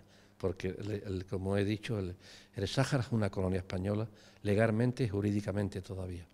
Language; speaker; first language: Spanish; native; Spanish